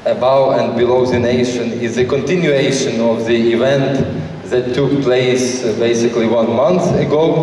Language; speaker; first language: English; non-native, fluent; Ukrainian